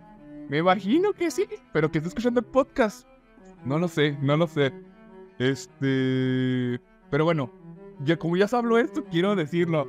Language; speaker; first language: Spanish; native; Spanish